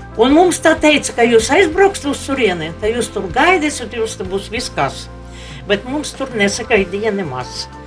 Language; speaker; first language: Latvian; non-native, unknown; Ukrainian